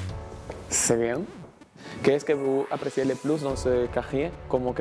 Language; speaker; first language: French; non-native, learner; Spanish